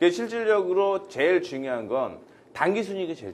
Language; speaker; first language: Korean; native; Korean